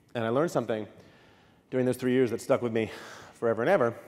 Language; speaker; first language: English; native; English